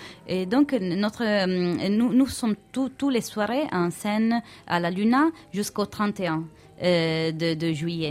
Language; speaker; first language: French; non-native, fluent; Italian